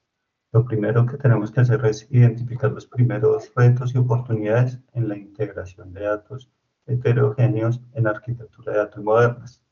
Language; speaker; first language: Spanish; native; Spanish